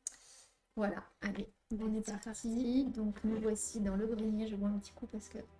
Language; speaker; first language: French; native; French